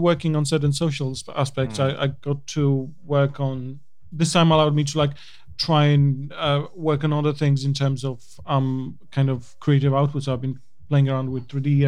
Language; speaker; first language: English; non-native, fluent; Polish